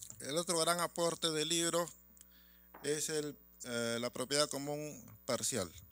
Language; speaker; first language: Spanish; native; Spanish